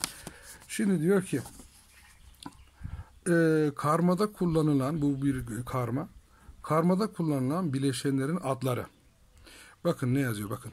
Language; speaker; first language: Turkish; native; Turkish